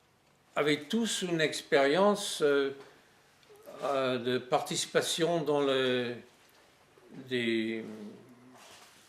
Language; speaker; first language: French; non-native, fluent; English